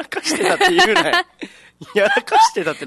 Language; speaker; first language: Japanese; native; Japanese